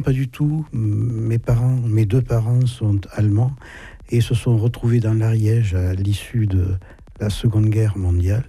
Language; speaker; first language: French; native; French